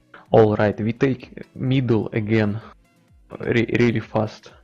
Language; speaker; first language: English; non-native, learner; Russian